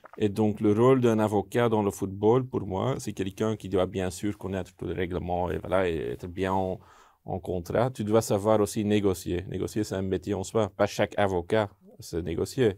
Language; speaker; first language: French; non-native, local second language; Dutch